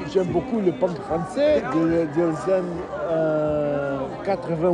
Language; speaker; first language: French; non-native, fluent; Portuguese